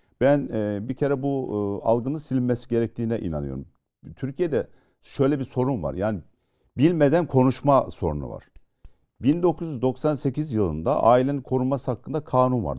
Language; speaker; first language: Turkish; native; Turkish